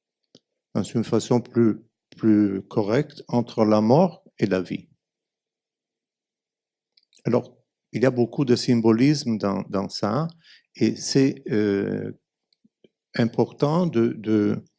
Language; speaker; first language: French; non-native, fluent; Italian